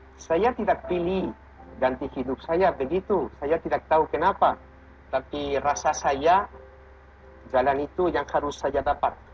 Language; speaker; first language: Indonesian; non-native, fluent; Catalan